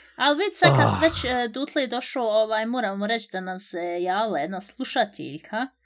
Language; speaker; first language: Bosnian; early bilingual, heritage; Bosnian